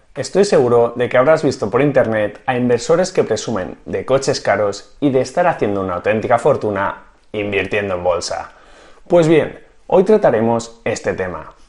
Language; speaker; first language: Spanish; native; Spanish